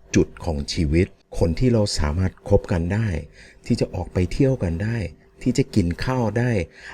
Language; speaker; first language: Thai; non-native, fluent; English